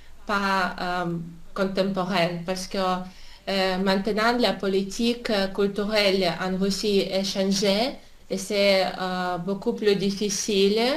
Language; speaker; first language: French; non-native, learner; Russian